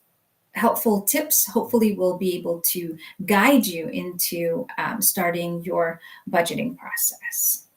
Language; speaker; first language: English; native; English